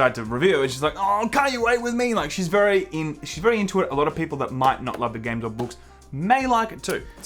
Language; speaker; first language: English; native; English